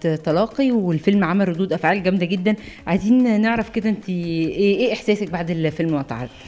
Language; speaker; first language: Arabic; native; Arabic